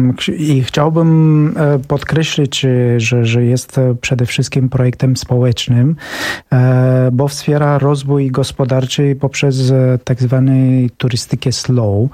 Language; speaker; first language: Polish; non-native, fluent; Romanian